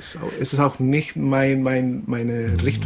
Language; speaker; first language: German; non-native, fluent; Spanish